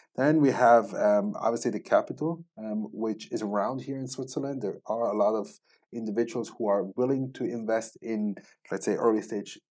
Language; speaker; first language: English; non-native, fluent; Swiss German